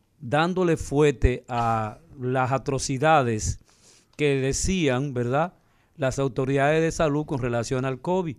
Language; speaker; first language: Spanish; native; Spanish